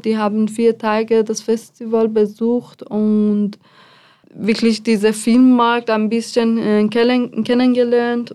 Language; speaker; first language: German; non-native, fluent; Persian